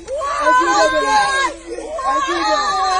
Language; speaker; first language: Portuguese; non-native, learner; Haitian Creole